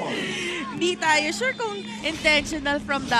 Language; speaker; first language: Filipino; native; Filipino